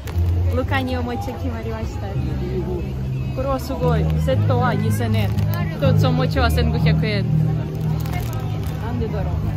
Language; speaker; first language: Japanese; non-native, learner; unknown